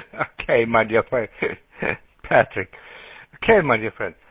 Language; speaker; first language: English; non-native, learner; Russian